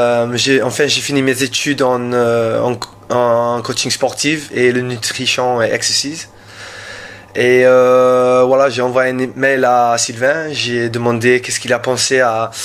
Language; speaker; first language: French; non-native, learner; English